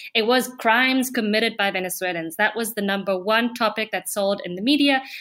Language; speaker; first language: English; non-native, fluent; German